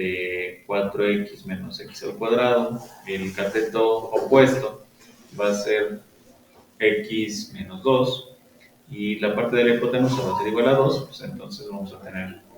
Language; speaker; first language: Spanish; native; Spanish